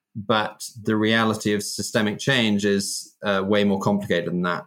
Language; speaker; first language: English; native; English